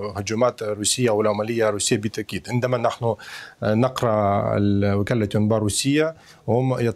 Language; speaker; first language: Arabic; non-native, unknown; Ukrainian